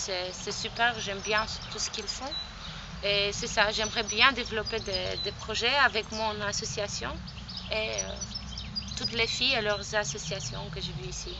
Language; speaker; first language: French; non-native, fluent; Romanian